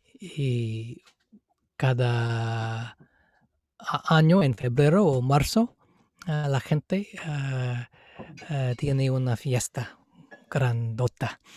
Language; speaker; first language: Spanish; non-native, fluent; English